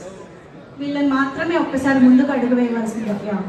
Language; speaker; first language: Telugu; native; Telugu